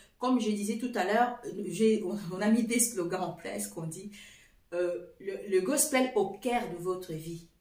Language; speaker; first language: French; non-native, fluent; Portuguese